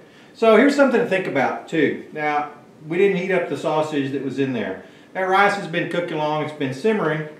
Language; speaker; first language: English; native; English